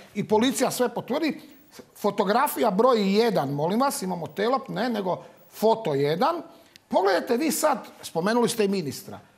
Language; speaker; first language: Croatian; native; Croatian